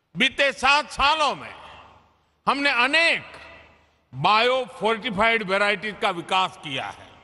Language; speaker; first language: Hindi; non-native, local second language; Gujarati